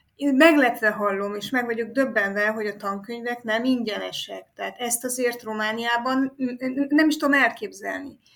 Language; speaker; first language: Hungarian; native; Hungarian